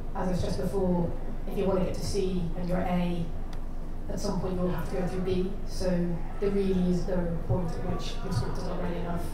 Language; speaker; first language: English; native; English